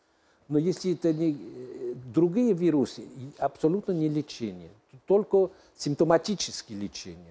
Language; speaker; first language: Russian; non-native, learner; French